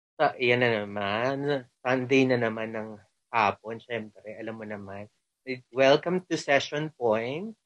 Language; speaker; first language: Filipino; non-native, local second language; Cebuano